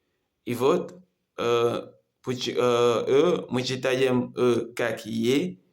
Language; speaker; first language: Russian; non-native, learner; Comorian